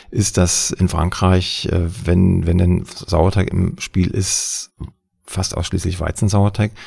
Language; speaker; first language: German; native; German